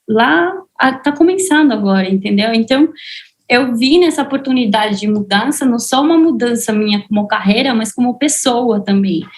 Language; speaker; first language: Portuguese; non-native, fluent; Spanish